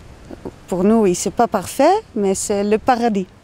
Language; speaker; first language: French; non-native, learner; Dutch